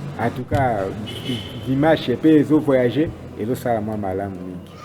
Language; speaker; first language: Lingala; native; Lingala